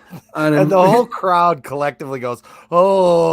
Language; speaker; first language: English; native; English